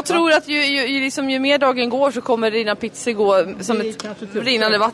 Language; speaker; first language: Swedish; native; Swedish